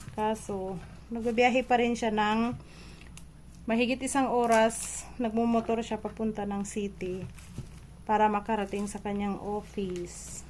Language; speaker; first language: Filipino; non-native, local second language; Bikol